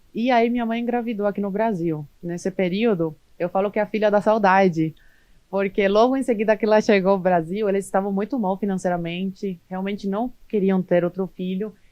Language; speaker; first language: Portuguese; early bilingual, other home language; Spanish